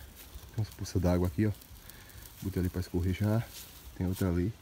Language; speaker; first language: Portuguese; native; Portuguese